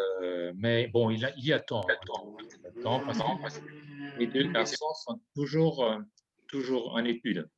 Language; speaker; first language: French; non-native, fluent; German